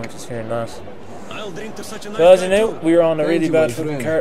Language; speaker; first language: English; native; English